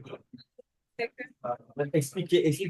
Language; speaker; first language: French; native; French